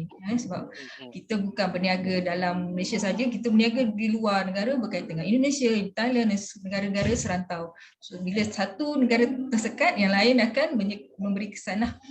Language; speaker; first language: Malay; native; Malay